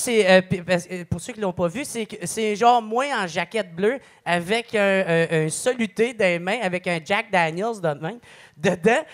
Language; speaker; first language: French; native; French